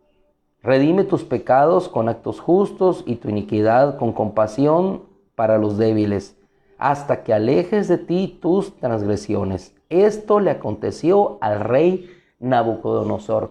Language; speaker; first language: Spanish; native; Spanish